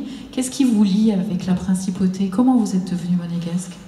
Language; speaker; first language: French; native; French